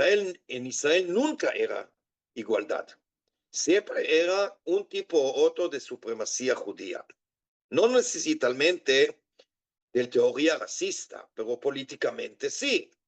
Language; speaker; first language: Spanish; non-native, fluent; Hebrew